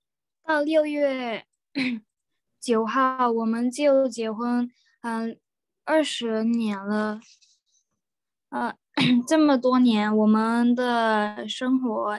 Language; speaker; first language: Chinese; non-native, learner; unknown